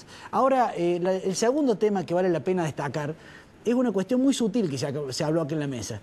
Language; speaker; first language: Spanish; native; Spanish